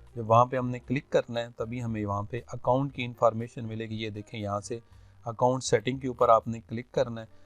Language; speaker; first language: Urdu; non-native, local second language; Punjabi